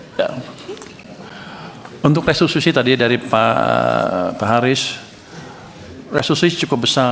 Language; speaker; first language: Indonesian; native; Indonesian